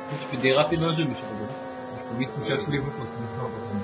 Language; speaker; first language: French; native; French